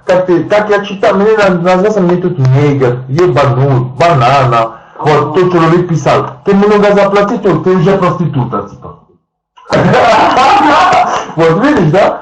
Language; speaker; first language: Russian; non-native, learner; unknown